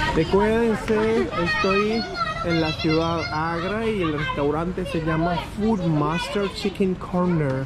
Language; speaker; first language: Spanish; non-native, fluent; Hindi